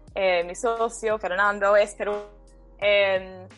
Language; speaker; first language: Spanish; non-native, fluent; English